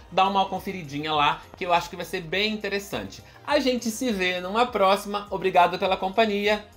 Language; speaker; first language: Portuguese; native; Portuguese